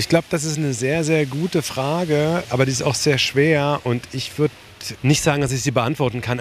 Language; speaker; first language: German; native; German